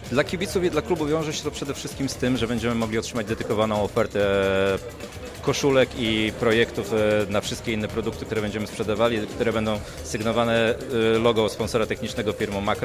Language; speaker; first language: Polish; native; Polish